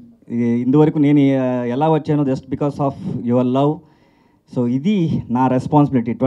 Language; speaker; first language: Telugu; non-native, learner; Kannada